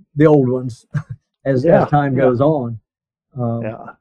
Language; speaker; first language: English; native; English